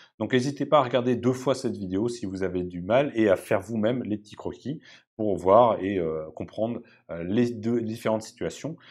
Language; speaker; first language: French; native; French